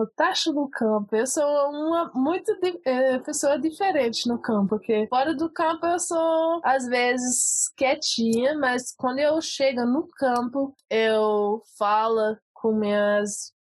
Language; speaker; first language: Portuguese; early bilingual, heritage; Portuguese